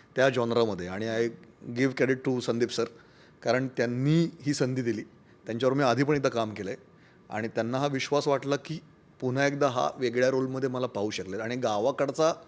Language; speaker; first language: Marathi; native; Marathi